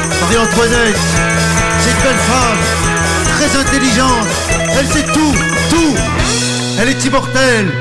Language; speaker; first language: French; native; French